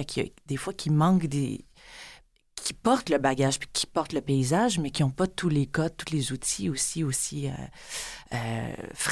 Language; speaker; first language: French; native; French